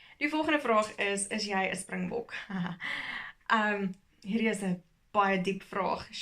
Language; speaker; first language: Afrikaans; early bilingual, heritage; Afrikaans